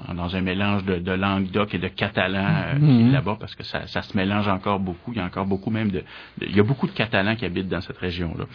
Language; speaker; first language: French; native; French